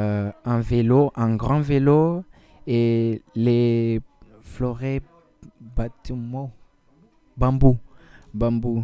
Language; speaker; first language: French; non-native, learner; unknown